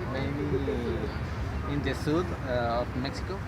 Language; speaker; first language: English; non-native, learner; Spanish